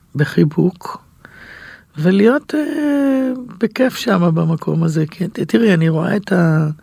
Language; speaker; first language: Hebrew; native; Hebrew